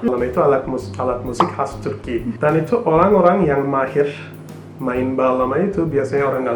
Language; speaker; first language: Indonesian; non-native, fluent; Turkish